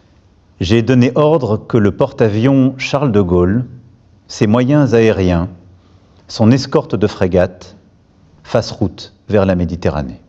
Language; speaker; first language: French; native; French